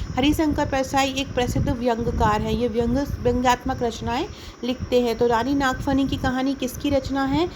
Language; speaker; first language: Hindi; native; Hindi